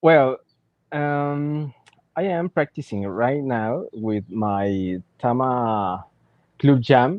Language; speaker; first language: English; non-native, learner; Spanish